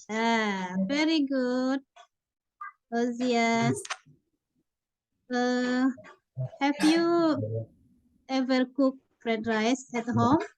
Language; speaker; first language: English; non-native, fluent; Indonesian